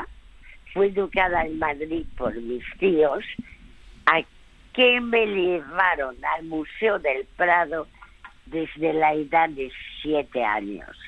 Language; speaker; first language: Spanish; early bilingual, other home language; French